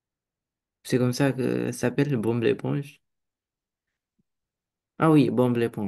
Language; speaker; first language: French; non-native, learner; Romanian